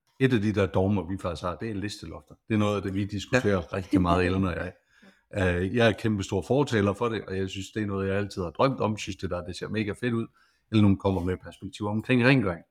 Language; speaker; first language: Danish; native; Danish